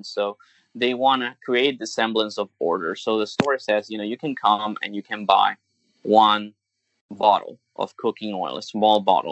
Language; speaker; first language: English; non-native, fluent; Spanish